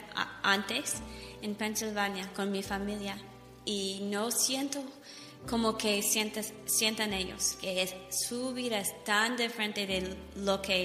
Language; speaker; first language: Spanish; non-native, learner; English